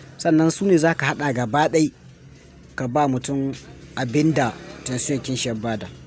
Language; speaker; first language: Hausa; native; Hausa